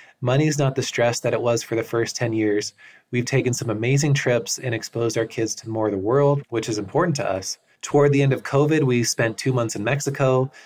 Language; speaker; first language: English; native; English